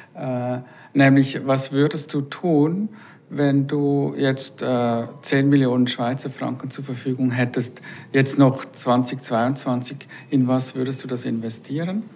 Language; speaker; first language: German; native; German